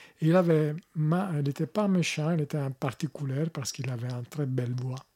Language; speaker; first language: French; non-native, learner; Italian